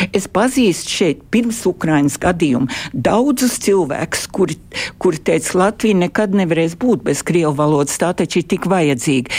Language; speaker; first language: Latvian; early bilingual, heritage; Latvian